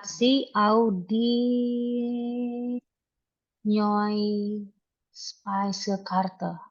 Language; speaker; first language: German; non-native, learner; Indonesian